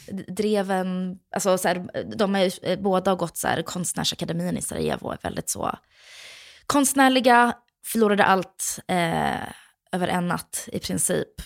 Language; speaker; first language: Swedish; early bilingual, other home language; Bosnian